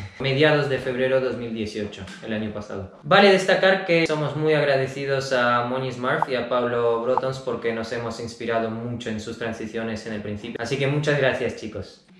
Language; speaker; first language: Spanish; early bilingual, other home language; Russian